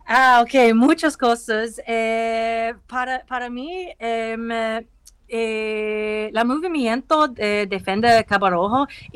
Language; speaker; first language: Spanish; non-native, learner; English